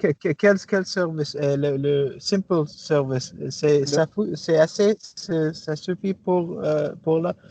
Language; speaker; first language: French; non-native, learner; English